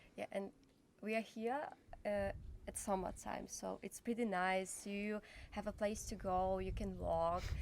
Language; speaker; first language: English; non-native, fluent; Ukrainian